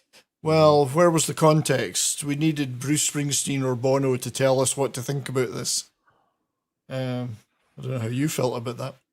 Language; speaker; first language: English; native; English